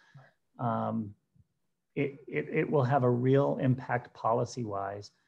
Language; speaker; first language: English; native; English